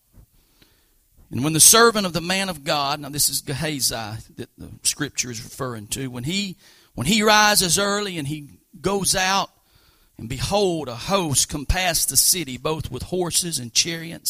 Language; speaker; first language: English; native; English